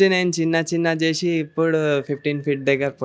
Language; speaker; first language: Telugu; non-native, local second language; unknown